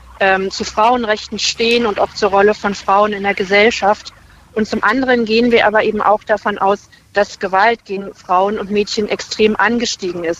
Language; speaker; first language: German; native; German